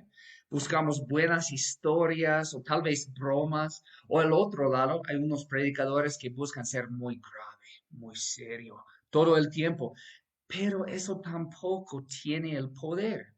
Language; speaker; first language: Spanish; non-native, fluent; English